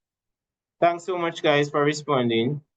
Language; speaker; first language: English; native; English